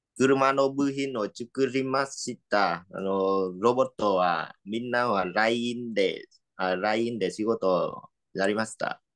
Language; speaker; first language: Japanese; non-native, learner; Vietnamese